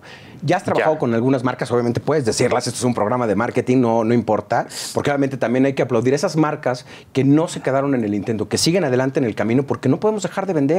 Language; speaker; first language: Spanish; native; Spanish